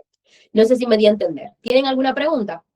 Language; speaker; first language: Spanish; native; Spanish